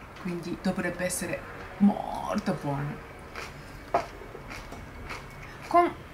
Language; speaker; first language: Italian; non-native, learner; Japanese